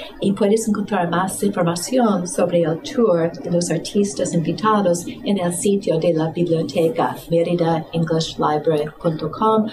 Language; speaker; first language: Spanish; non-native, fluent; English